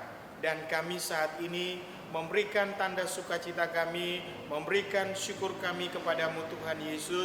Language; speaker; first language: Indonesian; native; Indonesian